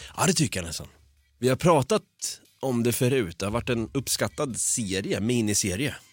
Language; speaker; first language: Swedish; native; Swedish